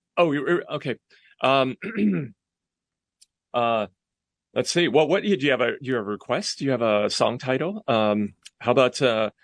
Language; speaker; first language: English; non-native, local second language; Cantonese